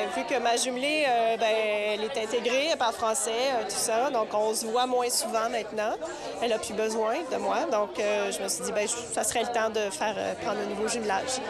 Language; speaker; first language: French; native; French